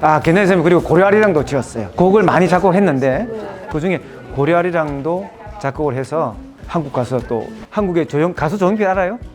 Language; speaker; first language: Korean; native; Korean